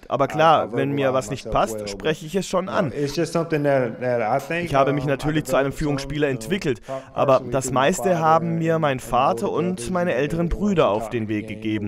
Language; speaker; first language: German; native; German